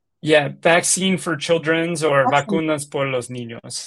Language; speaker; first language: Spanish; non-native, learner; English